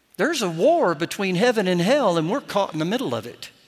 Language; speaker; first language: English; native; English